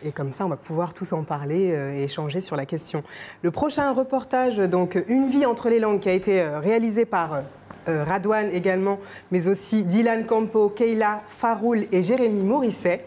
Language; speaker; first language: French; native; French